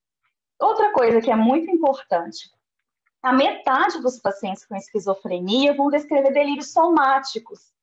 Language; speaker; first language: Portuguese; native; Portuguese